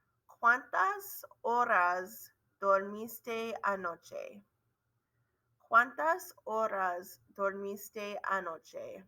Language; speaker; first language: Spanish; non-native, learner; English